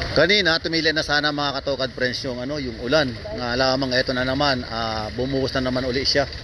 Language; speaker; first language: Filipino; native; Filipino